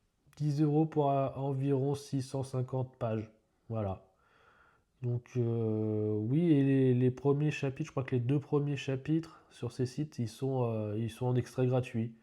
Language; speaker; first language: French; native; French